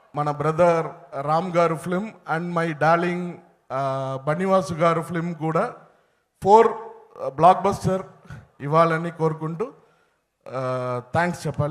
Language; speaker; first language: Telugu; non-native, learner; Tamil